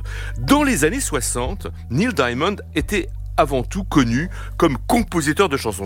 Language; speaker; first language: French; native; French